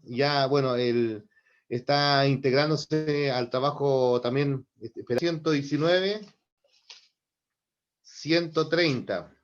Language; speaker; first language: Spanish; native; Spanish